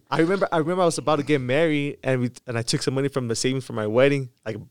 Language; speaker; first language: English; early bilingual, other home language; Spanish